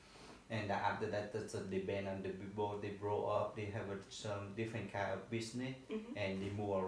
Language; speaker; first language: English; non-native, learner; Vietnamese